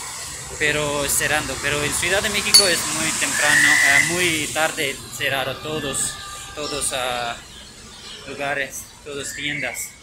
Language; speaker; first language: Spanish; non-native, learner; Urdu